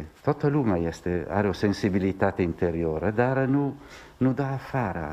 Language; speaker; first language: Romanian; non-native, learner; Italian